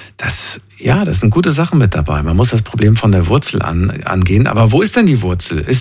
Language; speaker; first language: German; native; German